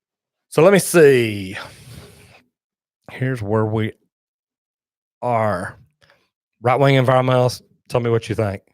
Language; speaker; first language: English; native; English